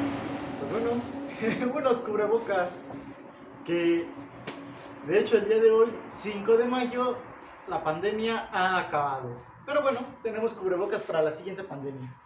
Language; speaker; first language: Spanish; native; Spanish